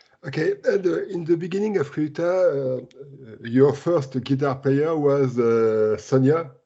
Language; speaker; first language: English; non-native, learner; French